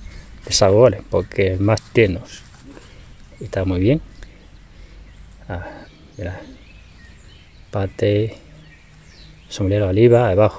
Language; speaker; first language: Spanish; non-native, learner; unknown